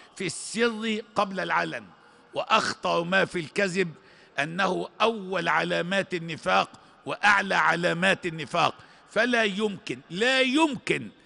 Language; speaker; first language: Arabic; native; Arabic